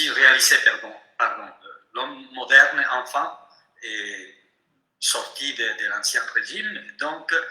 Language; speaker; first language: French; non-native, fluent; Spanish